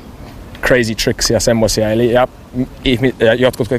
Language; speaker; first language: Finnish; early bilingual, heritage; English